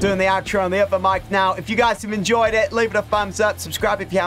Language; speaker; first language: English; native; English